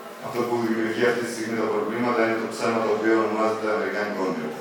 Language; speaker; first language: Greek; native; Greek